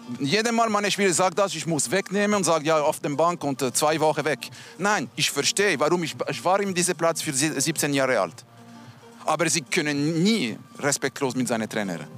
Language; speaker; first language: German; non-native, local second language; Italian